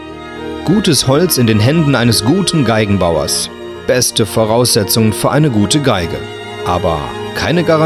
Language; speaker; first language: German; native; German